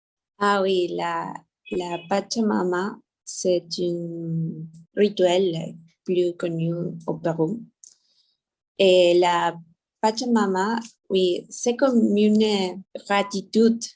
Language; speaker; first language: French; non-native, learner; Spanish